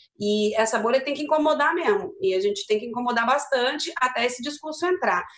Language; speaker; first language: Portuguese; native; Portuguese